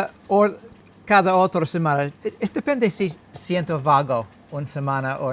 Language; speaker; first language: Spanish; non-native, learner; English